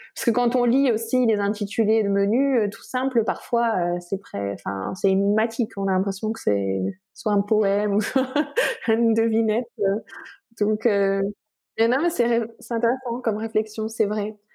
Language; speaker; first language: French; native; French